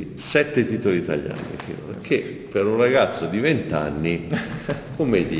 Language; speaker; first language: Italian; native; Italian